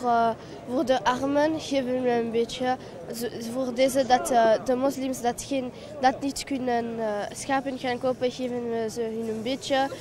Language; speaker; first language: Dutch; early bilingual, other home language; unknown